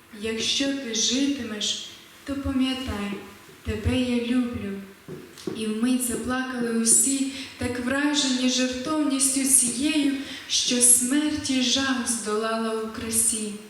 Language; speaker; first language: Ukrainian; native; Ukrainian